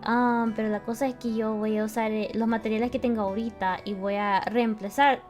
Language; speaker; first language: Spanish; early bilingual, heritage; Spanish